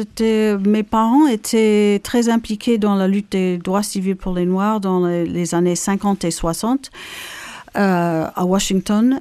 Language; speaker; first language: French; non-native, fluent; English